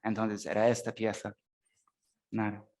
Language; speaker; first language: Spanish; non-native, fluent; English